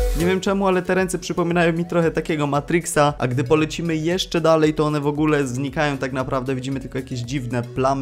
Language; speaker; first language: Polish; native; Polish